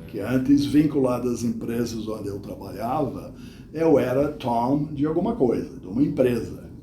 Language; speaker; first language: Portuguese; non-native, fluent; English